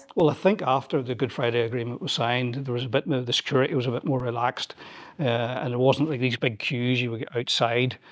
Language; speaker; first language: English; native; English